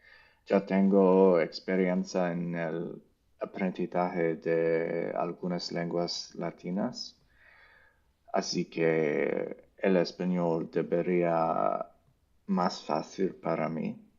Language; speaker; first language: Spanish; non-native, learner; English